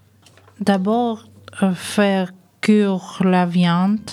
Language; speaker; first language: French; non-native, learner; Ukrainian